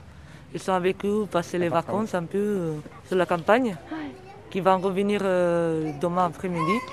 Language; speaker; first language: French; early bilingual, other home language; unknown